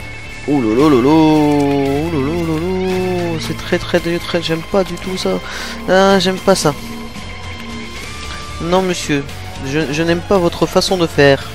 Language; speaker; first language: French; native; French